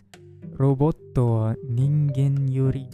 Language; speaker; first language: Japanese; non-native, fluent; English